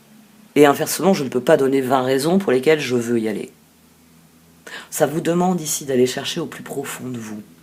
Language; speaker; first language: French; native; French